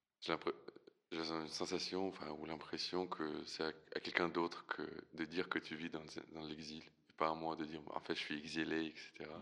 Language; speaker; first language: French; non-native, fluent; Russian